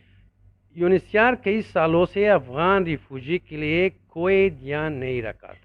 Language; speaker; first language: Hindi; non-native, learner; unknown